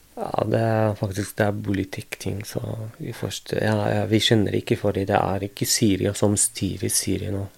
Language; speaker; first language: Norwegian; non-native, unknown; Arabic